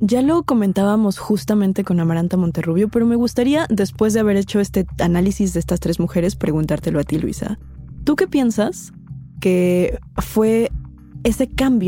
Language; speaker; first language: Spanish; native; Spanish